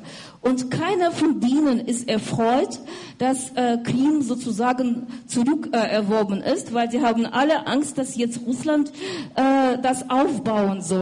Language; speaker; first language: German; non-native, fluent; Russian